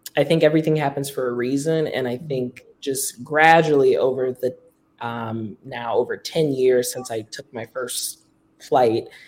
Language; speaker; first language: English; native; English